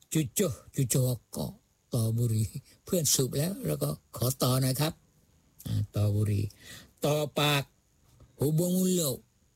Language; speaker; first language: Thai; non-native, local second language; Malay